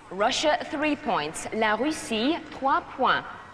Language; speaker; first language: English; native; English